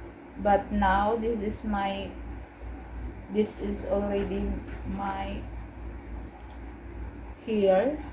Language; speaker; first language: English; non-native, learner; Cebuano